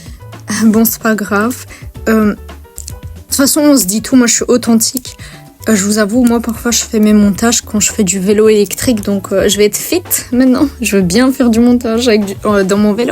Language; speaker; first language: French; native; French